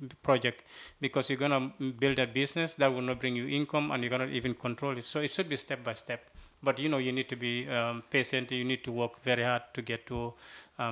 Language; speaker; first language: English; non-native, local second language; Mandingo